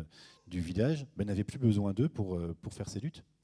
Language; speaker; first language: French; native; French